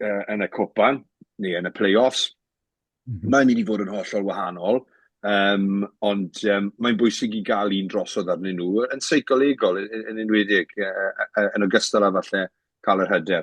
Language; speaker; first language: Welsh; native; Welsh